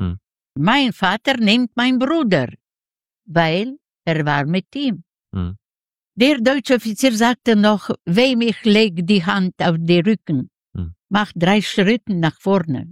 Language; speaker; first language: German; non-native, learner; Yiddish